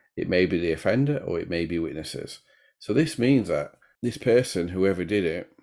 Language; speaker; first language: English; native; English